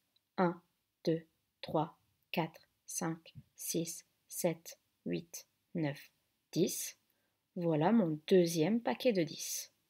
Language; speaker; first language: French; native; French